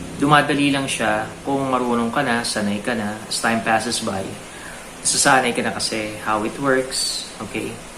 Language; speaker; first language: Filipino; native; Filipino